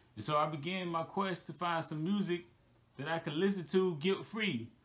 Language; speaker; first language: English; native; English